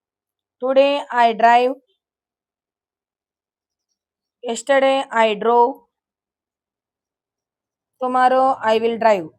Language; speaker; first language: English; non-native, local second language; Kannada